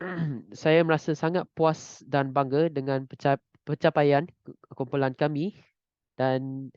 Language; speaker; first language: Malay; non-native, local second language; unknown